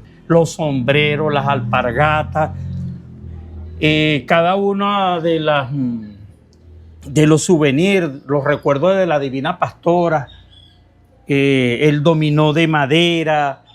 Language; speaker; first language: Spanish; native; Spanish